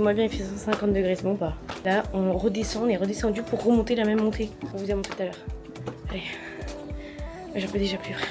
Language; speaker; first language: French; native; French